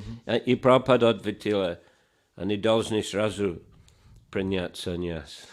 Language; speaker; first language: Russian; non-native, fluent; English